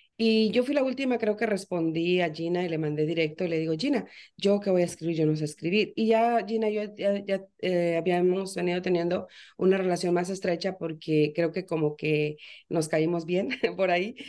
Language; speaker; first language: Spanish; native; Spanish